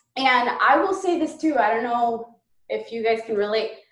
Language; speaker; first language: English; early bilingual, other home language; Spanish